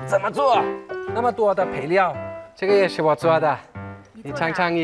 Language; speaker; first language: Chinese; non-native, fluent; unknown